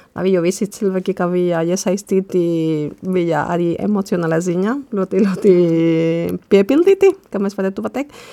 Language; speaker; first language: Latvian; non-native, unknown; Spanish